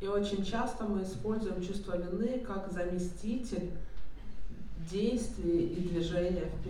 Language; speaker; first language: Russian; native; Russian